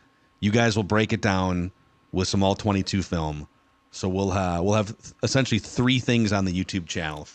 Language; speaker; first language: English; native; English